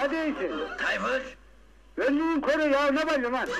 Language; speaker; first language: Turkish; native; Turkish